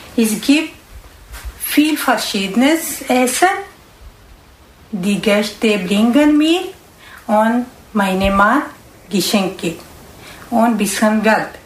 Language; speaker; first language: German; non-native, learner; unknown